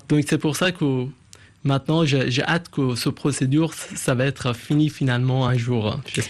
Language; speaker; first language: French; non-native, fluent; Persian